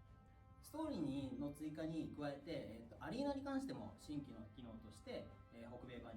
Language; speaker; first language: Japanese; native; Japanese